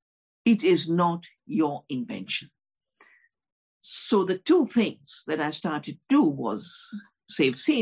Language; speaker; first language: English; non-native, local second language; Hindi